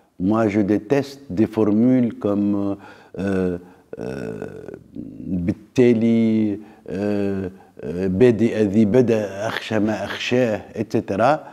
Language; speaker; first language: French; non-native, local second language; Arabic